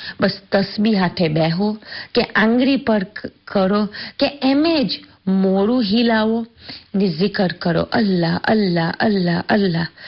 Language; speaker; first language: Gujarati; early bilingual, heritage; Gujarati